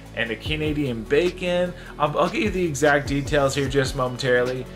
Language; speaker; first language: English; native; English